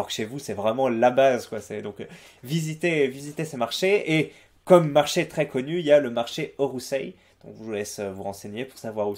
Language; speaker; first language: French; native; French